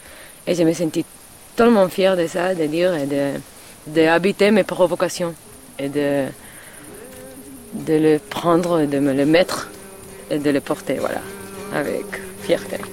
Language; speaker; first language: French; non-native, fluent; Catalan